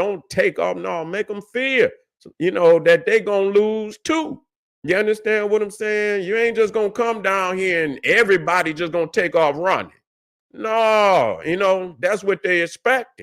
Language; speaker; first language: English; native; English